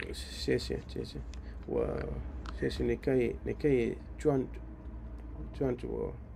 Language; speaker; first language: Chinese; non-native, fluent; Arabic